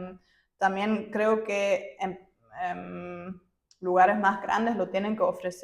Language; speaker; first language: Spanish; non-native, fluent; German